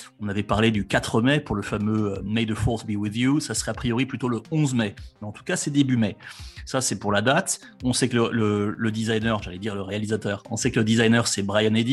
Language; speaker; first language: French; native; French